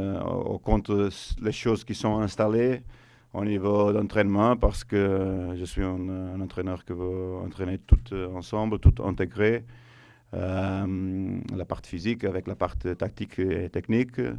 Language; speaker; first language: French; non-native, fluent; Portuguese